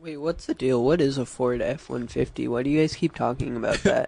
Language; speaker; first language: English; native; English